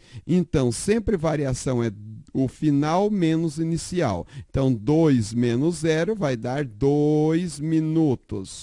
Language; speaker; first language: Portuguese; native; Portuguese